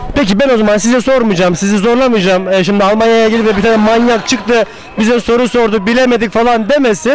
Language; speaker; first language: Turkish; native; Turkish